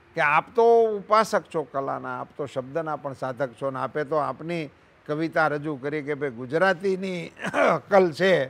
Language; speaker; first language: Gujarati; native; Gujarati